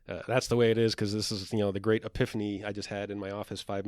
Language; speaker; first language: English; native; English